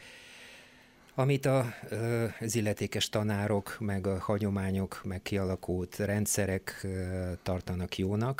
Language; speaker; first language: Hungarian; non-native, fluent; Bulgarian